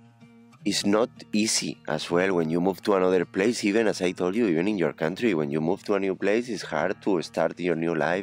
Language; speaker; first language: English; non-native, fluent; Spanish